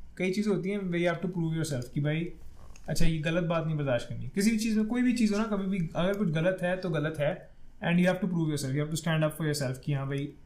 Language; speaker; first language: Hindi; non-native, local second language; Punjabi